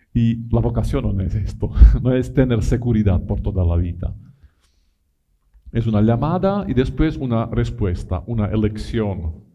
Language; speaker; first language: Spanish; non-native, fluent; Italian